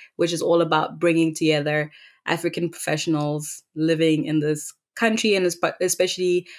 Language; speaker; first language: English; non-native, local second language; Tswana